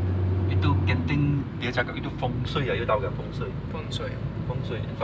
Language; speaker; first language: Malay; non-native, local second language; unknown